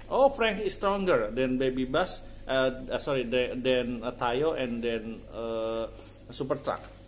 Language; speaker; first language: English; non-native, learner; Indonesian